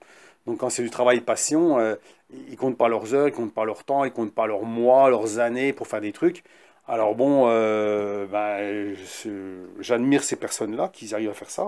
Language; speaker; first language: French; native; French